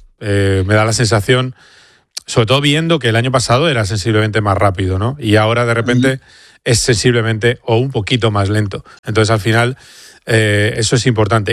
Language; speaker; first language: Spanish; native; Spanish